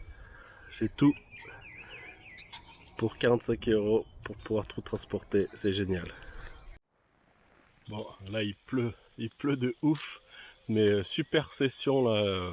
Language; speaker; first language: French; native; French